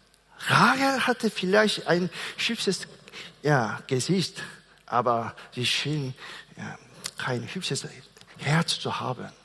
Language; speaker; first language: German; non-native, fluent; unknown